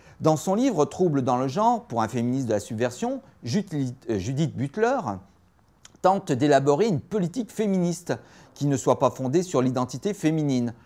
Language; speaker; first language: French; native; French